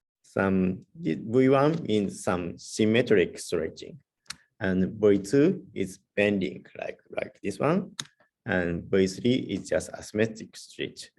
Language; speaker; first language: English; non-native, learner; Japanese